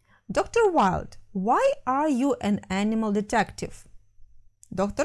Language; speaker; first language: English; non-native, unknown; Ukrainian